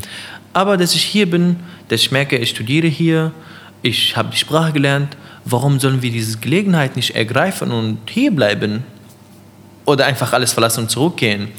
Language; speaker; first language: German; non-native, fluent; Arabic